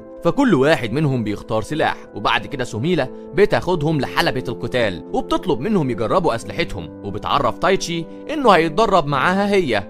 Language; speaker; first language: Arabic; native; Arabic